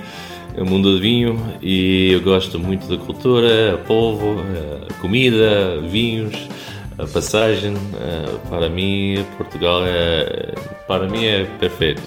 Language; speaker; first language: Portuguese; non-native, fluent; English